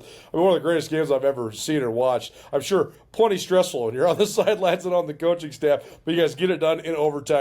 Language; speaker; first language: English; native; English